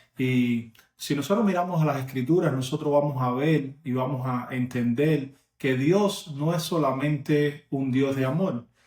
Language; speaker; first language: Spanish; native; Spanish